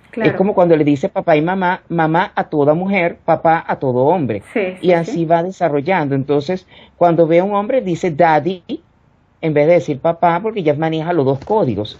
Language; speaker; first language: Spanish; native; Spanish